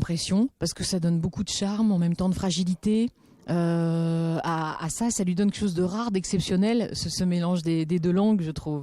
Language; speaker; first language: French; native; French